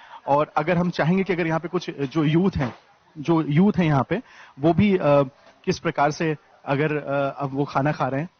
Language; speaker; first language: Hindi; native; Hindi